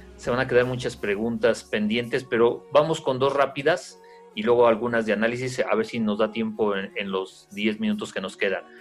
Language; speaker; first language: Spanish; native; Spanish